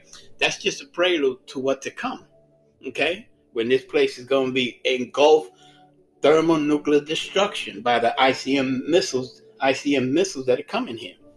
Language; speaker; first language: English; native; English